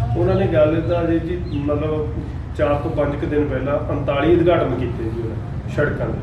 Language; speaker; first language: Punjabi; native; Punjabi